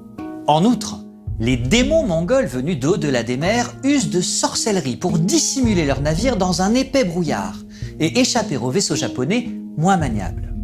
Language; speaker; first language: French; native; French